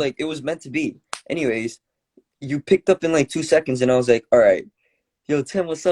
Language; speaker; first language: English; early bilingual, other home language; Korean